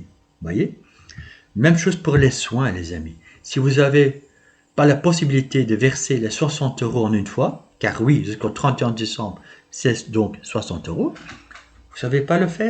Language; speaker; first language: French; native; French